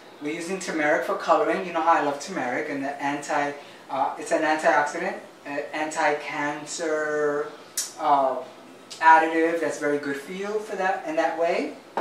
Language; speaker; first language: English; early bilingual, other home language; Spanish